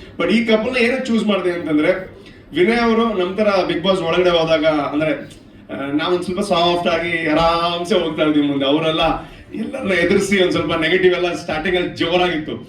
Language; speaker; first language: Kannada; non-native, local second language; Tulu